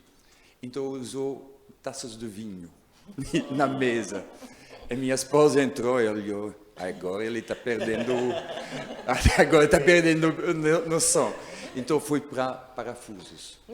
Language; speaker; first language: Portuguese; non-native, learner; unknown